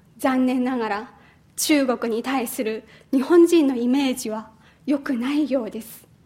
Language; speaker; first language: Japanese; non-native, fluent; Chinese